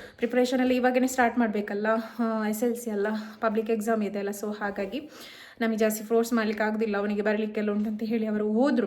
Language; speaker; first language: Kannada; non-native, local second language; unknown